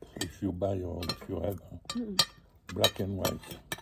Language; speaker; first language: English; non-native, learner; French